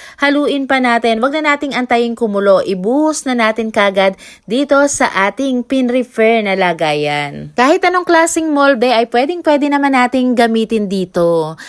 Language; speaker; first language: Filipino; native; Filipino